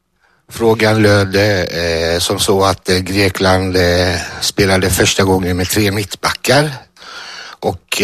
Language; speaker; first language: Swedish; early bilingual, other home language; Greek